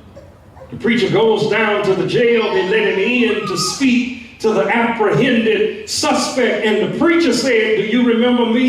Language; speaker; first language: English; native; English